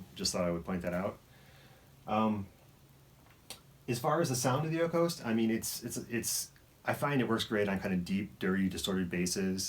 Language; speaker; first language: English; native; English